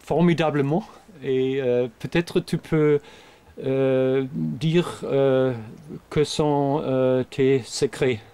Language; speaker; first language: French; non-native, fluent; German